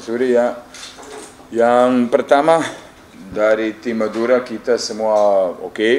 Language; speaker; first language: Indonesian; non-native, fluent; English